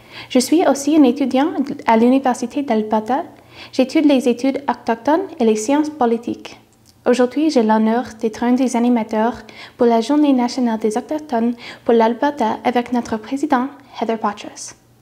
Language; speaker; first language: French; non-native, learner; English